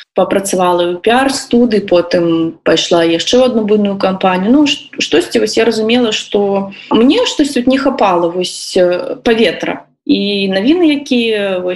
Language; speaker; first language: Belarusian; native; Belarusian